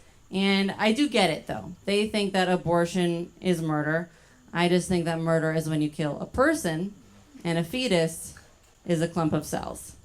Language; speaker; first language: English; native; English